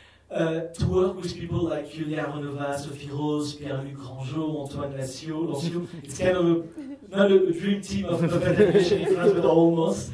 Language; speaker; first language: English; non-native, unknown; French